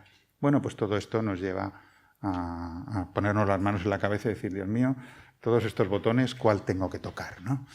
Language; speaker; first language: Spanish; native; Spanish